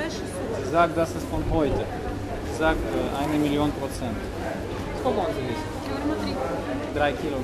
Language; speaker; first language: German; non-native, fluent; Russian